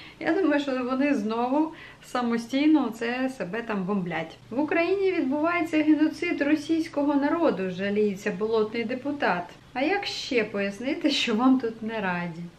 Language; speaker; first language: Ukrainian; non-native, local second language; Russian